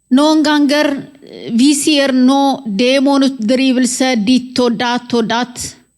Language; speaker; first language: Norwegian; non-native, fluent; Amharic